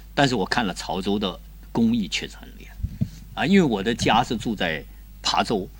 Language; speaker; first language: Chinese; native; Chinese